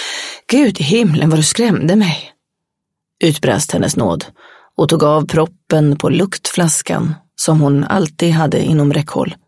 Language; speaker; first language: Swedish; native; Swedish